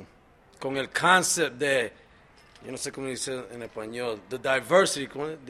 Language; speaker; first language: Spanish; early bilingual, heritage; Spanish